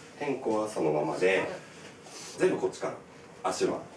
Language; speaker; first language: Japanese; native; Japanese